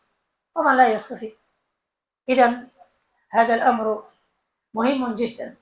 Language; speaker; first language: Arabic; non-native, fluent; Bangla